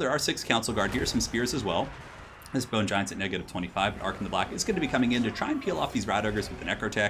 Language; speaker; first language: English; native; English